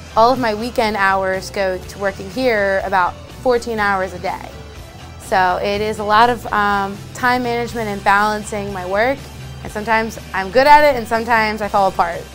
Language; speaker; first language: English; native; English